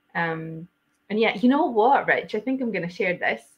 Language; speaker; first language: English; non-native, fluent; Latvian